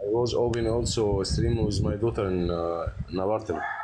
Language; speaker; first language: English; non-native, learner; Arabic